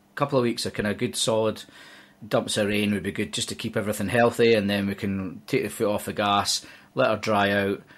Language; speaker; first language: English; native; English